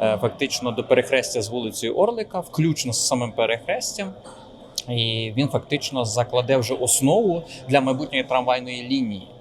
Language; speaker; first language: Ukrainian; native; Ukrainian